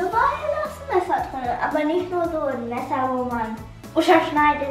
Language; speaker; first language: German; native; German